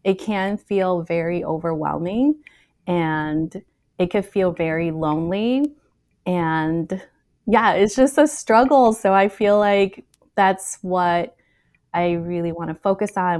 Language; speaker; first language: English; native; English